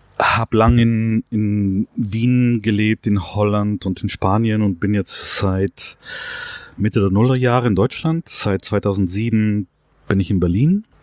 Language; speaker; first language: German; non-native, local second language; Ladin